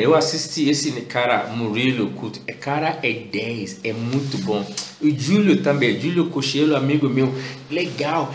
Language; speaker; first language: Portuguese; non-native, fluent; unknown